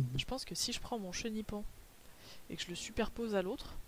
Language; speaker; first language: French; native; French